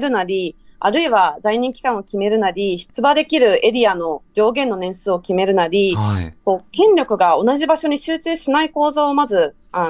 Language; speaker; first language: Japanese; native; Japanese